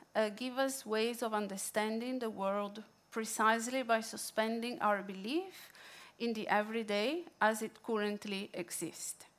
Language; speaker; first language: English; non-native, fluent; Italian